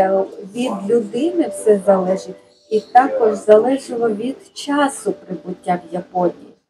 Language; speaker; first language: Ukrainian; non-native, fluent; Japanese